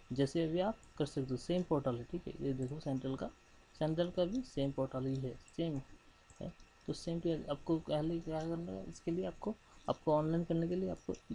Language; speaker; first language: Hindi; non-native, local second language; Bangla